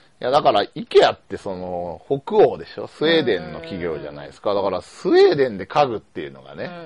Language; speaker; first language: Japanese; native; Japanese